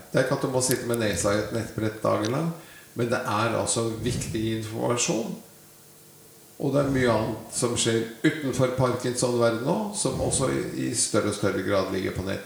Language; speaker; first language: Norwegian; native; Norwegian